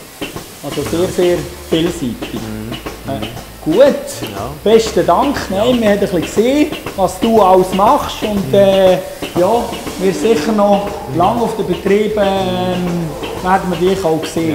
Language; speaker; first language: German; native; German